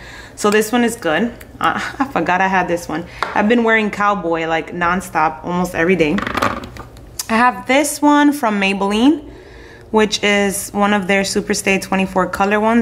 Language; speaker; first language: English; native; English